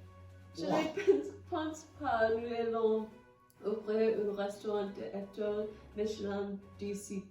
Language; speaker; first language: French; non-native, learner; English